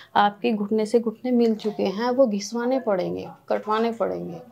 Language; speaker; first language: Hindi; native; Hindi